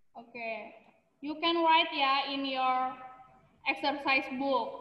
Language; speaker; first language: English; non-native, learner; Indonesian